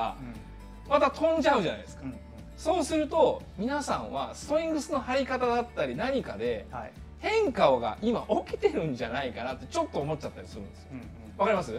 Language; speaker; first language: Japanese; native; Japanese